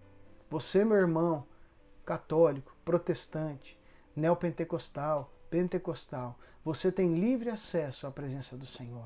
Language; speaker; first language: Portuguese; native; Portuguese